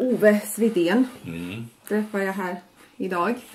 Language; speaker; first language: Swedish; non-native, fluent; Latvian